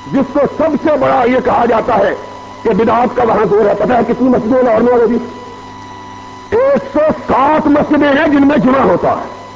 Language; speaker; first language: Urdu; non-native, local second language; Punjabi